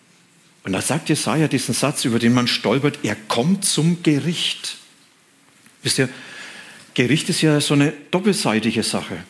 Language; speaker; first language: German; native; German